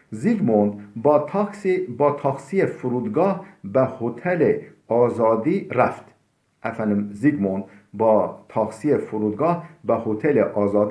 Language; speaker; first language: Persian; non-native, fluent; Turkish